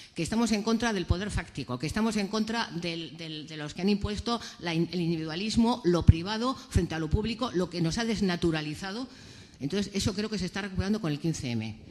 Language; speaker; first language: Spanish; native; Spanish